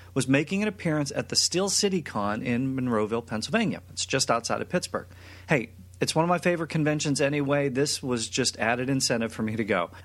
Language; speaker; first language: English; native; English